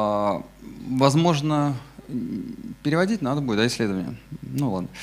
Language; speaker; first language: Russian; native; Russian